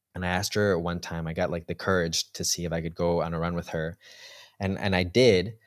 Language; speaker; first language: English; early bilingual, heritage; Spanish